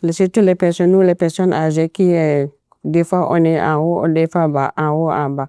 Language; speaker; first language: French; non-native, fluent; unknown